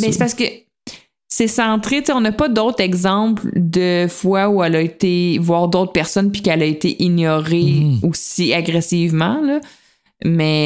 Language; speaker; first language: French; native; French